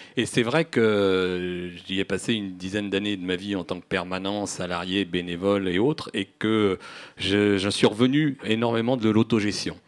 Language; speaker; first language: French; native; French